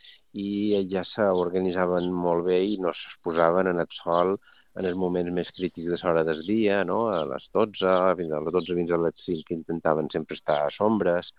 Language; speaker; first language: Catalan; native; Catalan